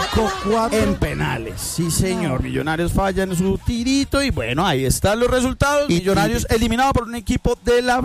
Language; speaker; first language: Spanish; native; Spanish